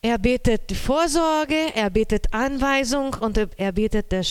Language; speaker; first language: German; non-native, learner; Portuguese